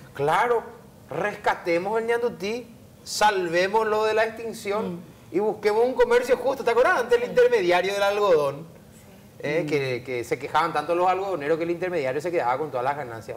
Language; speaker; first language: Spanish; native; Spanish